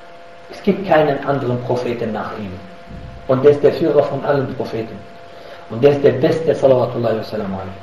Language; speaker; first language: German; non-native, fluent; Arabic